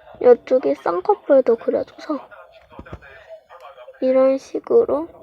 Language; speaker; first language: Korean; native; Korean